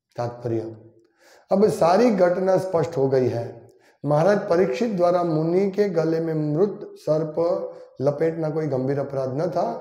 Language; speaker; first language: Hindi; non-native, local second language; Gujarati